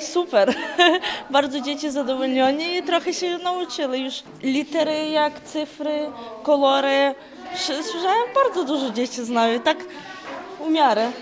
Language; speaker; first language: Polish; non-native, learner; Ukrainian